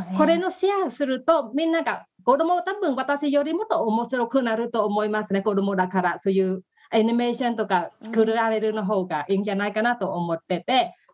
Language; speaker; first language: Japanese; non-native, fluent; Khmer